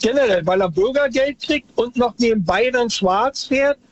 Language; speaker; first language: German; native; German